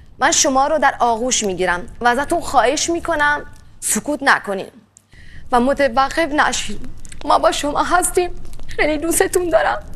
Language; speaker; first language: Persian; early bilingual, heritage; Italian